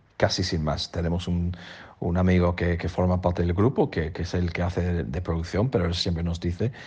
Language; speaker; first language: Spanish; non-native, fluent; English